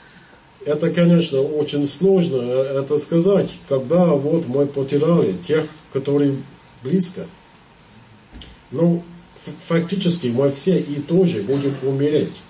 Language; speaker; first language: Russian; non-native, fluent; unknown